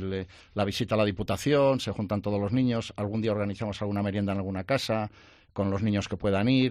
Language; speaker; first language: Spanish; native; Spanish